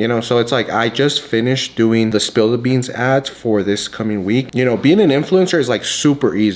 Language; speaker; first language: English; early bilingual, other home language; Spanish